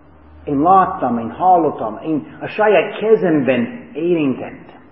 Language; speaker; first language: Hungarian; non-native, fluent; English